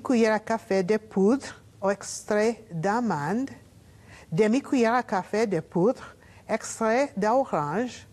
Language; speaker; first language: French; non-native, learner; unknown